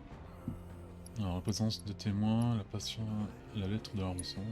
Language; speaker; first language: French; native; French